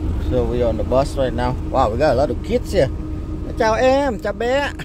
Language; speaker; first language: English; non-native, fluent; Vietnamese